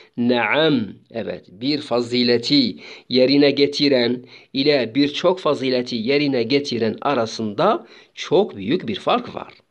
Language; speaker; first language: Turkish; non-native, fluent; Arabic